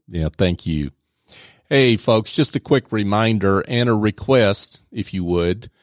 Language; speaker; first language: English; native; English